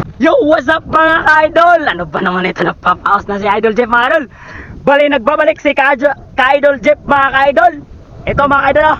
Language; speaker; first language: Filipino; non-native, local second language; Cebuano